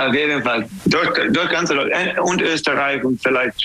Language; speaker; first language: German; non-native, learner; English